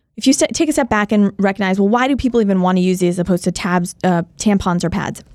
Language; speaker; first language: English; early bilingual, other home language; Hindi